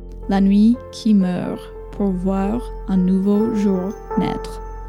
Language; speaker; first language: French; non-native, fluent; English